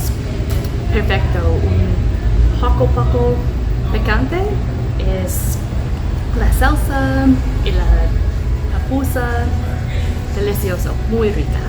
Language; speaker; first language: Spanish; non-native, learner; English